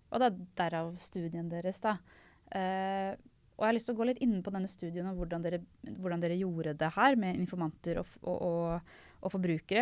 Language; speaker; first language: Norwegian; native; Norwegian